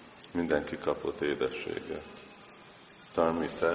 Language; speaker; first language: Hungarian; non-native, fluent; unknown